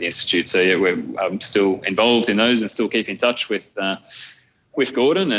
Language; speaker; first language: English; native; English